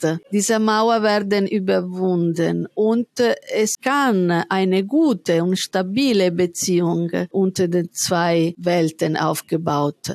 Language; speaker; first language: German; non-native, fluent; Italian